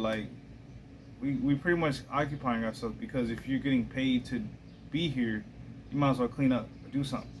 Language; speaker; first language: English; native; English